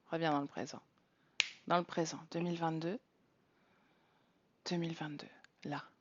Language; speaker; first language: French; native; French